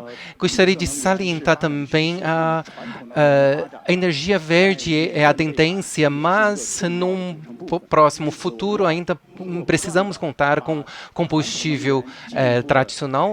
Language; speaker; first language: Portuguese; non-native, fluent; Chinese